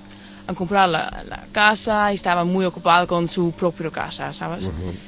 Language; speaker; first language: Spanish; non-native, fluent; Dutch